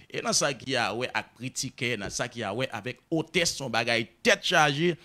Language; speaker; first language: French; non-native, local second language; Haitian Creole